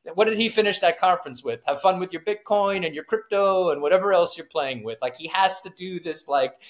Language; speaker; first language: English; native; English